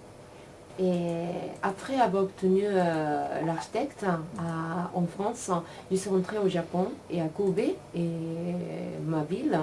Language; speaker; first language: French; non-native, learner; Japanese